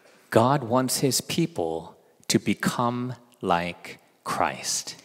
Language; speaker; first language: English; early bilingual, other home language; Korean